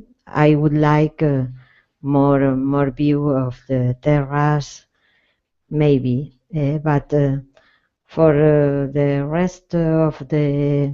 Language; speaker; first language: English; non-native, learner; Spanish